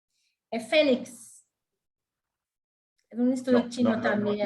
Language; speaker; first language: Spanish; non-native, fluent; Portuguese